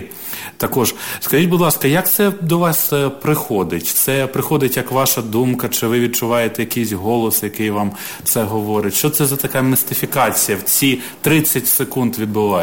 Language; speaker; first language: Ukrainian; native; Ukrainian